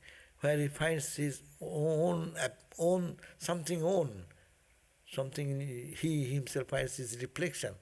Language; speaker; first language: English; non-native, local second language; Bangla